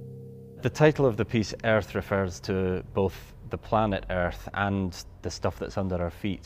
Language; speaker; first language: English; native; English